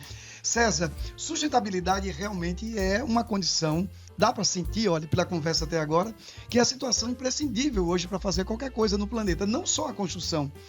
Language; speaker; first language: Portuguese; native; Portuguese